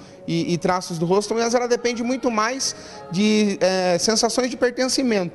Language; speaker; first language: Portuguese; native; Portuguese